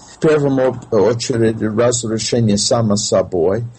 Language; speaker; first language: Russian; non-native, fluent; English